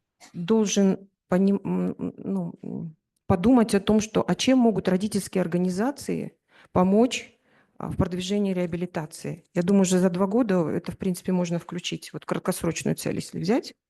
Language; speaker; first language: Russian; native; Russian